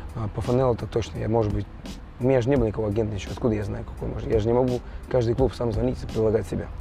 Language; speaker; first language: Russian; non-native, fluent; Georgian